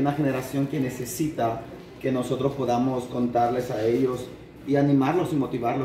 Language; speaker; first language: Spanish; native; Spanish